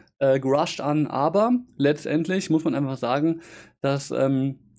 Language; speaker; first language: German; native; German